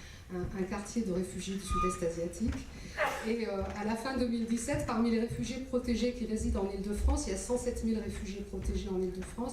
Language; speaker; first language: French; native; French